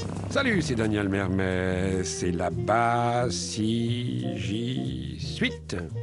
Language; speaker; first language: French; native; French